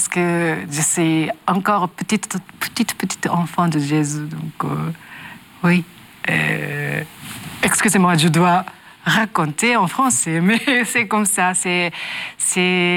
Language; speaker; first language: French; non-native, learner; Japanese